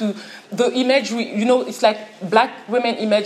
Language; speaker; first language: English; non-native, fluent; French